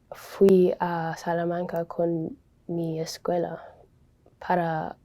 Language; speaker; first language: Spanish; non-native, learner; English